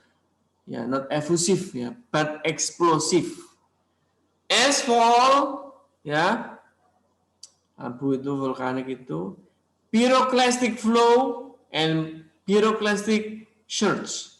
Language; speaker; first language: English; non-native, learner; Indonesian